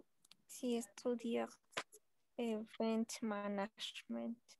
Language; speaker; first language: German; non-native, learner; Spanish